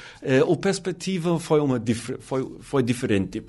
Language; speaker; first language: Portuguese; non-native, learner; German